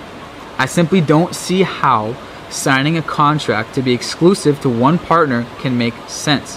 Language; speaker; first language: English; native; English